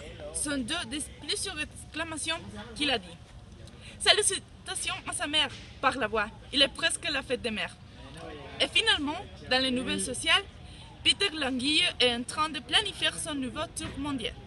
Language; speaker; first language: French; non-native, learner; Spanish